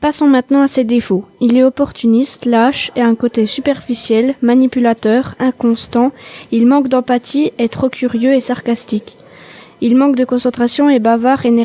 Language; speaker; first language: French; native; French